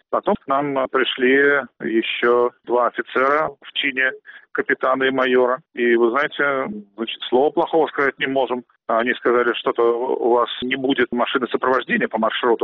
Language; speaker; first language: Russian; native; Russian